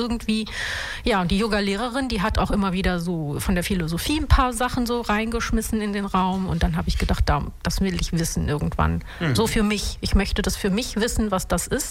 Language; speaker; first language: German; early bilingual, other home language; Italian